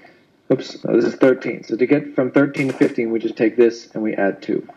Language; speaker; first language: English; native; English